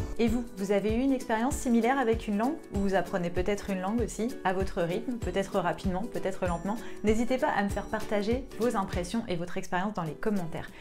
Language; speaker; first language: French; native; French